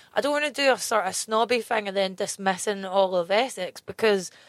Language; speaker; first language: English; native; English